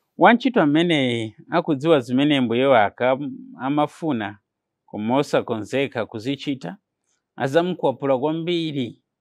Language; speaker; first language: Nyanja; non-native, fluent; Nyankole